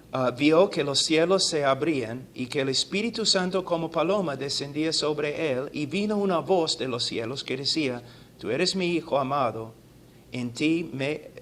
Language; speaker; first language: Spanish; non-native, fluent; English